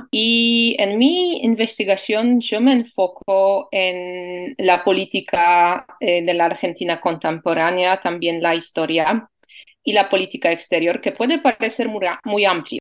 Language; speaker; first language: Spanish; non-native, fluent; Polish